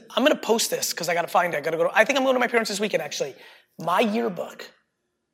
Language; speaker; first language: English; early bilingual, other home language; Russian